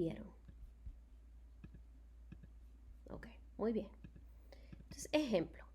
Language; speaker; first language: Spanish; non-native, fluent; English